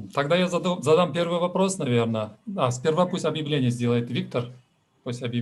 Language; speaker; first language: Russian; native; Russian